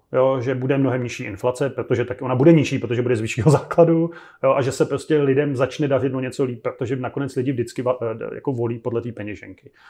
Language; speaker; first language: Czech; native; Czech